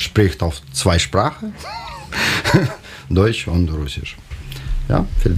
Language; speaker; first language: German; non-native, learner; Russian